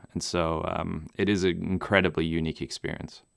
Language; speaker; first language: English; non-native, local second language; German